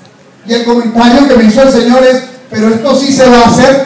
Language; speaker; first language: Spanish; native; Spanish